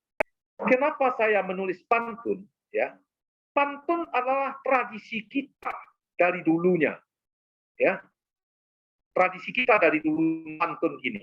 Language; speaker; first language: Indonesian; native; Indonesian